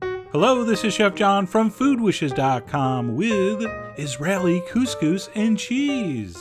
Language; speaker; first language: English; native; English